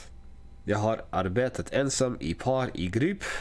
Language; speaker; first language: Swedish; non-native, learner; English